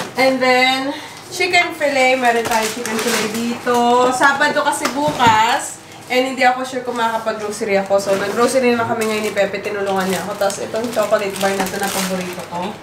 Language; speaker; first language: Filipino; native; Filipino